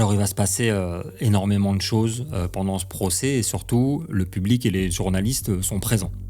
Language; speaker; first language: French; native; French